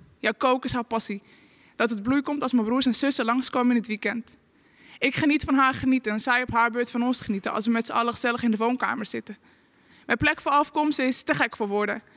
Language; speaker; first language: Dutch; early bilingual, other home language; Arabic